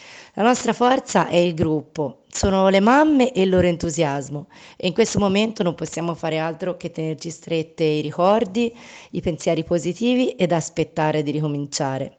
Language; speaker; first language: Italian; native; Italian